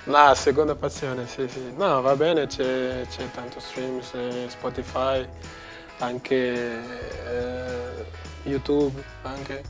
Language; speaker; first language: Italian; non-native, learner; Portuguese